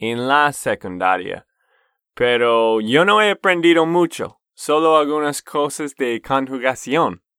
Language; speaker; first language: Spanish; non-native, fluent; English